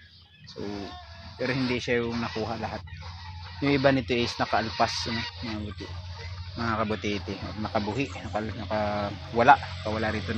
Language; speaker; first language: Filipino; non-native, local second language; Cebuano